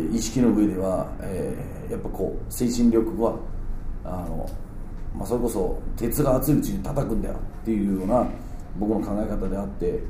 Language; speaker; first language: Japanese; non-native, fluent; Danish